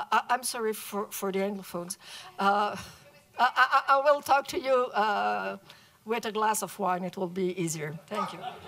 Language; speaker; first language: English; non-native, fluent; French